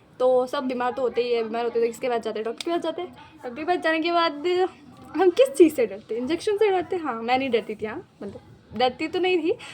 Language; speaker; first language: Hindi; non-native, local second language; Marwari